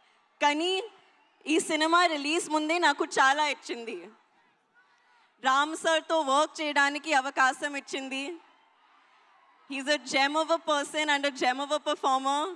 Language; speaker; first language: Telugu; non-native, learner; Hindi